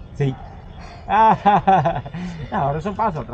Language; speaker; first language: Spanish; native; Spanish